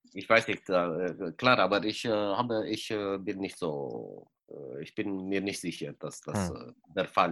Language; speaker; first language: German; non-native, fluent; Romanian